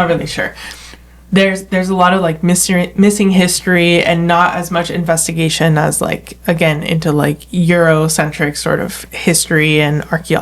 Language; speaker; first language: English; native; English